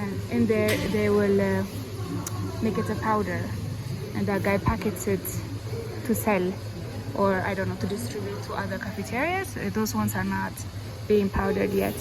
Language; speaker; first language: English; non-native, local second language; Amharic